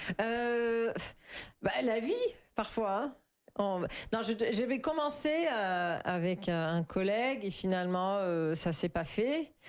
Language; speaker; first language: French; non-native, fluent; English